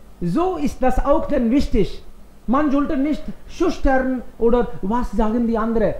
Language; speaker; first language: German; non-native, fluent; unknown